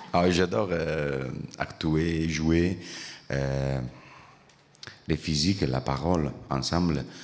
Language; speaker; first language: French; non-native, learner; Italian